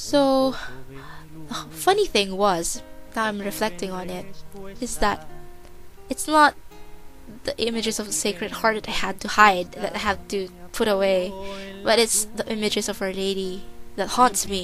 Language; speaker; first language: English; non-native, local second language; Filipino